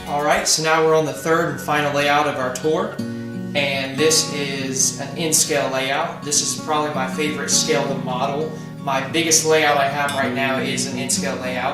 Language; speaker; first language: English; native; English